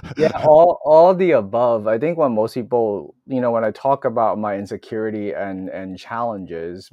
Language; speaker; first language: English; early bilingual, other home language; Cantonese